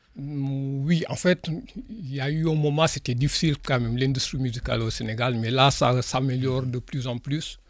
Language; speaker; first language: French; non-native, local second language; Wolof